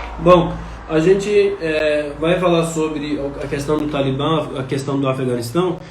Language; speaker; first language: Portuguese; non-native, fluent; Turkish